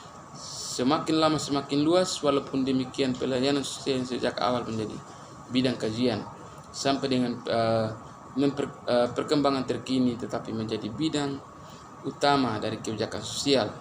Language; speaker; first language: Indonesian; native; Indonesian